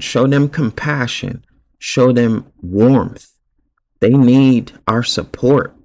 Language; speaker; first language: English; native; English